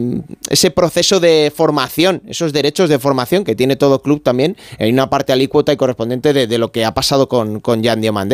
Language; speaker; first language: Spanish; native; Spanish